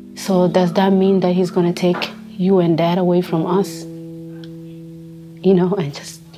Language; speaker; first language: English; non-native, fluent; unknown